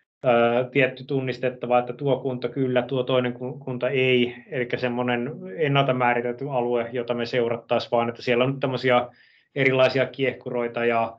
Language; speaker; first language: Finnish; native; Finnish